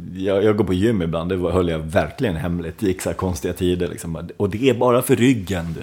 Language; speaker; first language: Swedish; native; Swedish